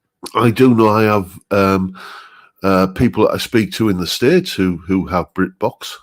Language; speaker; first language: English; native; English